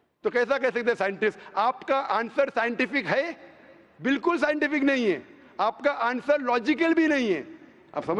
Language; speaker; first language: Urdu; non-native, local second language; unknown